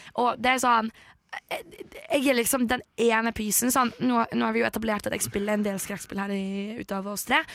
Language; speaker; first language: Norwegian; early bilingual, other home language; Polish